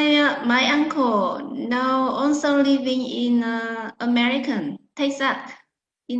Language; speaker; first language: English; non-native, learner; Vietnamese